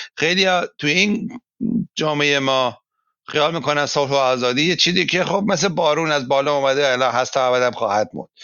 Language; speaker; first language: Persian; native; Persian